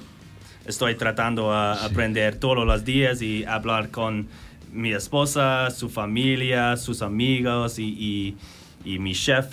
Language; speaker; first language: Spanish; non-native, learner; English